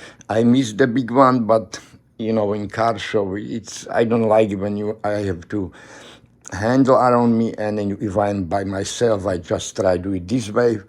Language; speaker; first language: English; non-native, learner; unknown